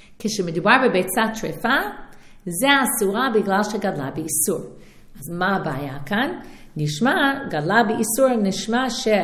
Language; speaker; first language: Hebrew; non-native, fluent; English